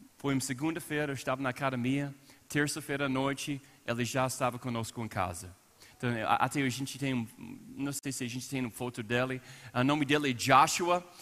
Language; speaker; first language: Portuguese; non-native, fluent; English